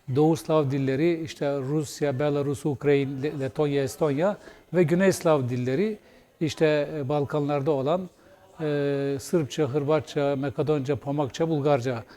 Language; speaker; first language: Turkish; non-native, local second language; Bulgarian